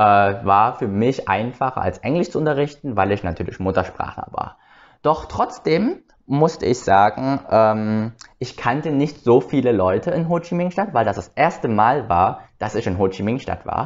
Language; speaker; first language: German; early bilingual, other home language; Vietnamese